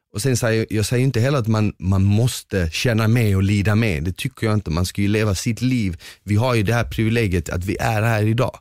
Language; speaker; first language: Swedish; early bilingual, other home language; Bosnian